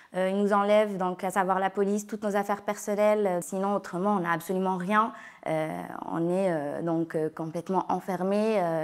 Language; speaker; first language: French; non-native, local second language; Arabic